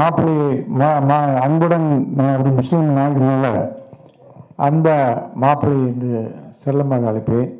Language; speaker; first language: Tamil; native; Tamil